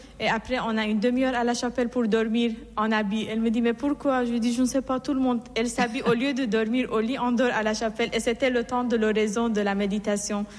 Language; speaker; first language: French; non-native, fluent; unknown